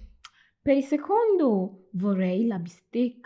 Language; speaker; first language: Italian; non-native, fluent; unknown